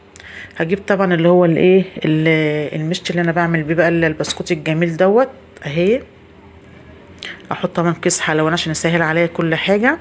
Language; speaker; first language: Arabic; native; Arabic